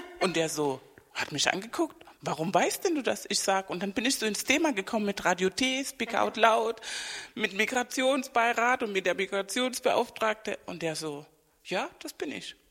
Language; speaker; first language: German; non-native, fluent; Spanish